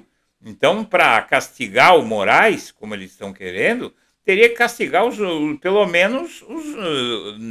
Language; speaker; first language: Portuguese; native; Portuguese